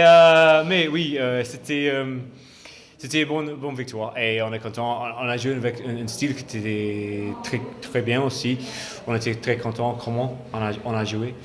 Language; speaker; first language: French; non-native, fluent; English